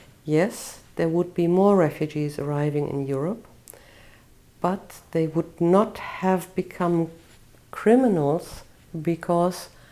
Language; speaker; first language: English; non-native, fluent; German